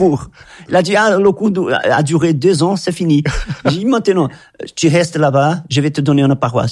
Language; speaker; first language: French; non-native, fluent; Portuguese